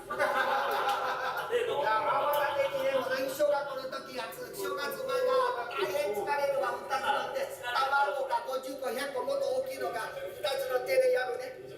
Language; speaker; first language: Japanese; non-native, fluent; Chinese